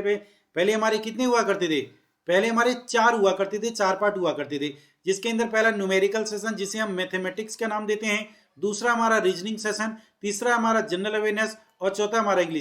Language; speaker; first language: Hindi; native; Hindi